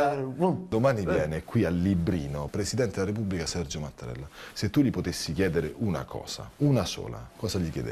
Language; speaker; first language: Italian; native; Italian